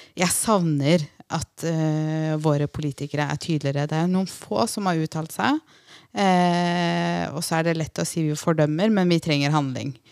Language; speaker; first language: Norwegian; early bilingual, other home language; Persian